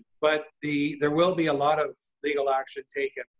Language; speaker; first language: English; native; English